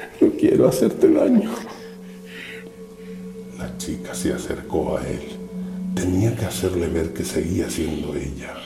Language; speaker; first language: Spanish; native; Spanish